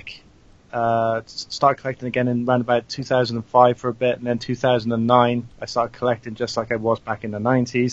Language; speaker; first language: English; native; English